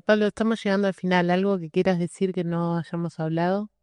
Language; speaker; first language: Spanish; native; Spanish